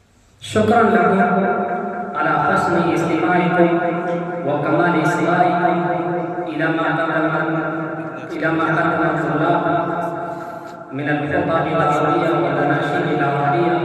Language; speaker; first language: Arabic; non-native, fluent; Urdu